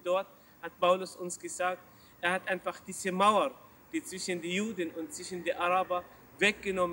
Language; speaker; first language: German; non-native, learner; Arabic